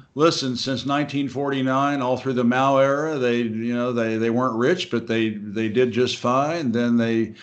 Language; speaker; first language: English; native; English